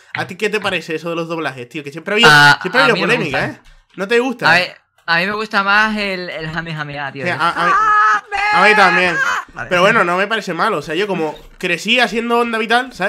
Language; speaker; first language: Spanish; native; Spanish